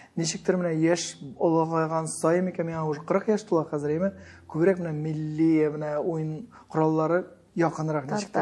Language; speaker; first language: Tatar; early bilingual, heritage; Tatar